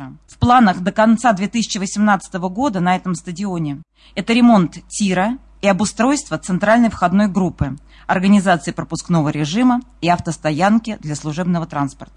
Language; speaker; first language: Russian; native; Russian